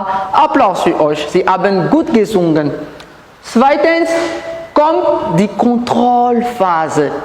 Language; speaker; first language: German; non-native, learner; French